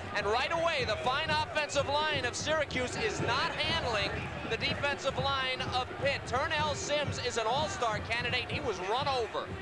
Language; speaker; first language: English; native; English